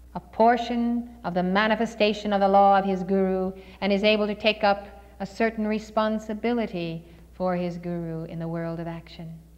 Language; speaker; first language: English; native; English